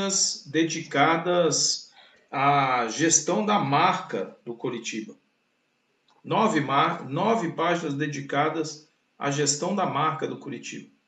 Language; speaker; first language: Portuguese; native; Portuguese